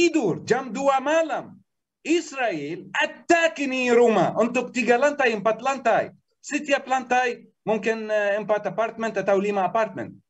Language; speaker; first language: Indonesian; non-native, learner; Arabic